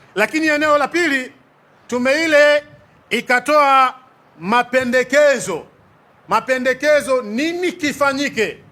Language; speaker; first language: Swahili; native; Swahili